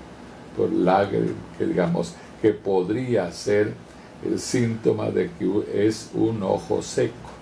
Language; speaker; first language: Spanish; native; Spanish